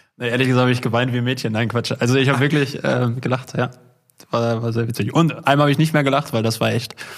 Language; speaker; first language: German; native; German